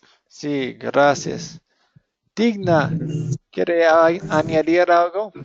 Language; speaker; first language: Spanish; non-native, fluent; English